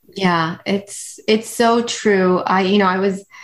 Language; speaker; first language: English; early bilingual, other home language; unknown